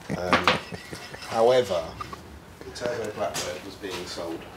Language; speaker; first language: English; native; English